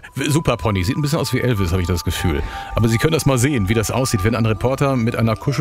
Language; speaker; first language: German; native; German